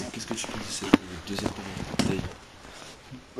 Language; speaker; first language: French; native; French